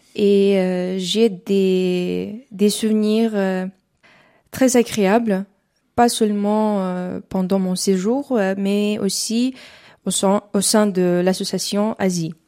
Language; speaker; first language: French; non-native, fluent; Uzbek